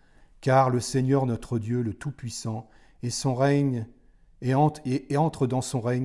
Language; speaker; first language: French; native; French